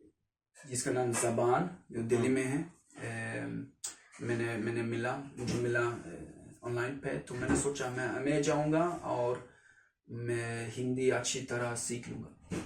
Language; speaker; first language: Hindi; non-native, learner; Swedish